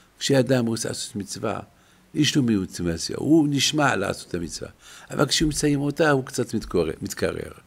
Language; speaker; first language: Hebrew; non-native, fluent; French